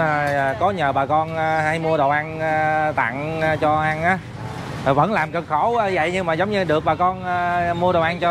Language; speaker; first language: Vietnamese; native; Vietnamese